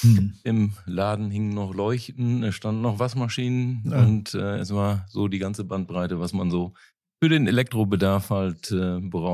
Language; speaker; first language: German; native; German